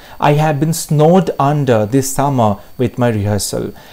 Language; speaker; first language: English; non-native, local second language; Bangla